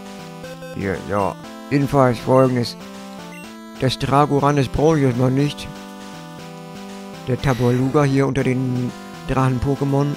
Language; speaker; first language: German; native; German